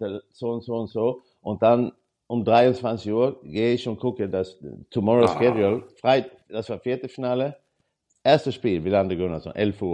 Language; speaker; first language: German; non-native, learner; Swedish